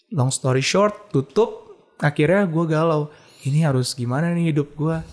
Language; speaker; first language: Indonesian; native; Indonesian